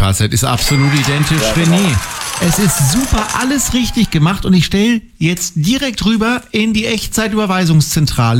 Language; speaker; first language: German; native; German